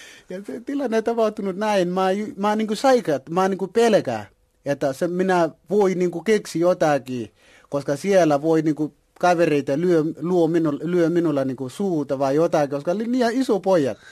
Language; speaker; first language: Finnish; non-native, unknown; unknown